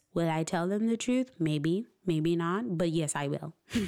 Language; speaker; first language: English; non-native, local second language; Shona